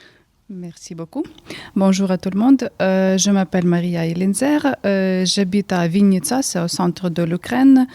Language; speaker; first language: French; early bilingual, heritage; Ukrainian